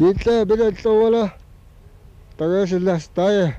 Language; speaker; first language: English; native; English